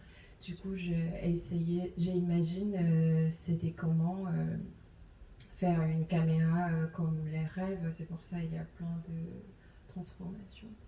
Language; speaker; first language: French; non-native, fluent; Chinese